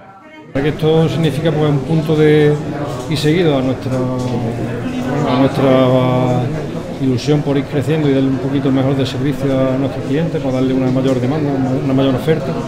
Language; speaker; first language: Spanish; native; Spanish